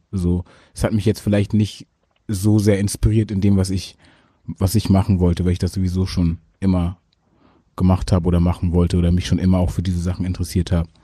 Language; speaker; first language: German; early bilingual, other home language; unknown